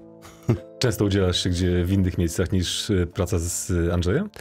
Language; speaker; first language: Polish; native; Polish